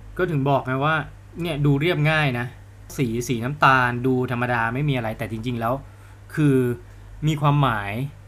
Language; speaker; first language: Thai; native; Thai